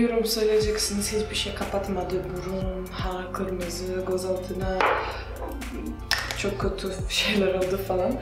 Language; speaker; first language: Turkish; non-native, fluent; Russian